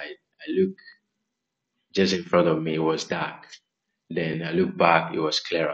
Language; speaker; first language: English; non-native, local second language; Ewe